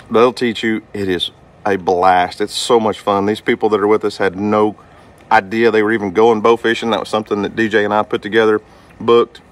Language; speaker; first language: English; native; English